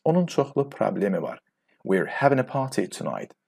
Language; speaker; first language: English; non-native, fluent; Azerbaijani